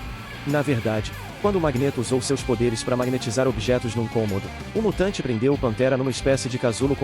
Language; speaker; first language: Portuguese; native; Portuguese